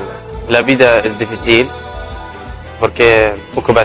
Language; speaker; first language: Spanish; non-native, learner; Arabic